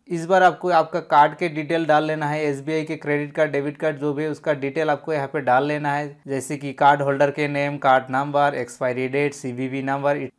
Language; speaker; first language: Hindi; non-native, local second language; Bangla